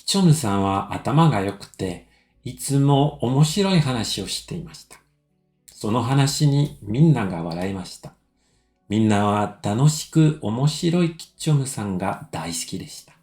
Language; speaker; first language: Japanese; non-native, fluent; French